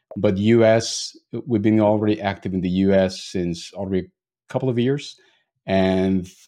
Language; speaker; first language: English; non-native, fluent; Spanish